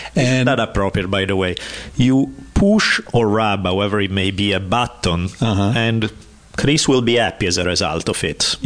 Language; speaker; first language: English; non-native, fluent; Italian